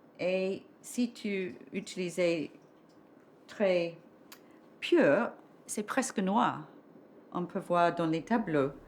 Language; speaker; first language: French; non-native, learner; English